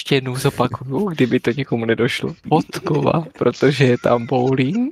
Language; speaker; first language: Czech; native; Czech